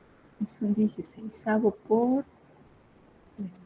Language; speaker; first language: Spanish; native; Spanish